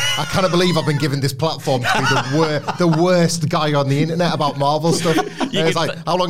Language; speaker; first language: English; native; English